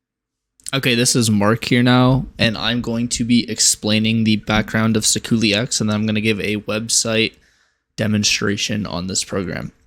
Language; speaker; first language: English; native; English